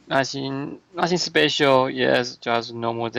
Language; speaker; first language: English; non-native, learner; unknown